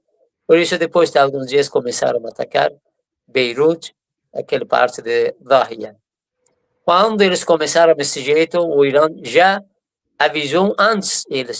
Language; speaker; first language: Portuguese; non-native, fluent; Persian